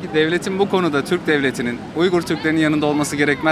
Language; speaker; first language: Turkish; native; Turkish